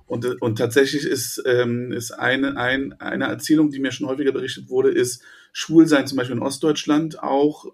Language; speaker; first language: German; native; German